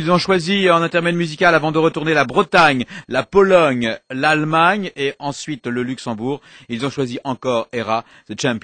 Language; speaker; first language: French; native; French